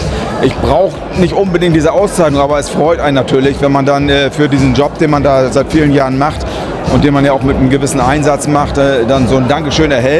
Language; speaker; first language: German; native; German